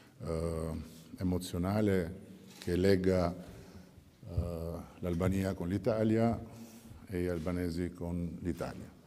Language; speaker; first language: Italian; non-native, fluent; Albanian